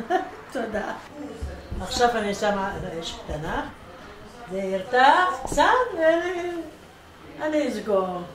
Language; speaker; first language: Hebrew; non-native, fluent; Arabic